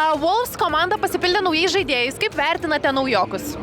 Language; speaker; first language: Lithuanian; native; Lithuanian